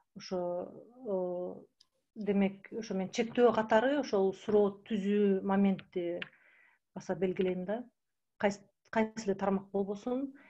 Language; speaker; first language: Kyrgyz; native; Kyrgyz